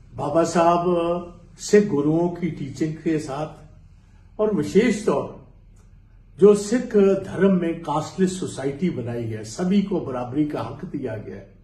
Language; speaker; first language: Hindi; non-native, local second language; Punjabi